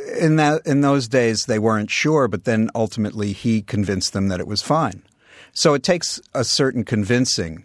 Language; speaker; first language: English; native; English